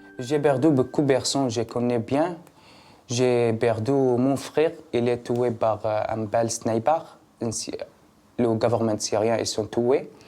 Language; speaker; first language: French; non-native, learner; Arabic